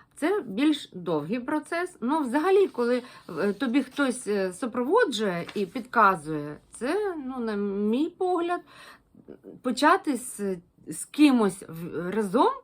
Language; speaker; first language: Ukrainian; non-native, local second language; Russian